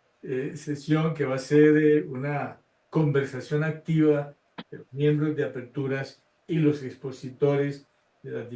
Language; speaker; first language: Spanish; native; Spanish